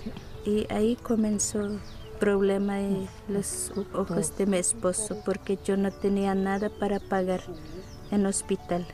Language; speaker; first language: Spanish; non-native, local second language; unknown